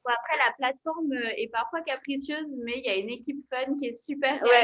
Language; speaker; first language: French; native; French